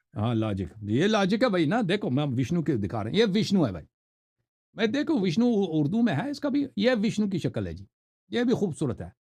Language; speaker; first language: Urdu; non-native, fluent; Persian